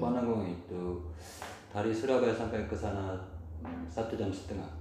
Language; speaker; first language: Indonesian; non-native, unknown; Korean